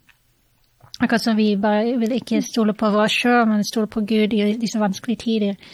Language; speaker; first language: Norwegian; non-native, fluent; English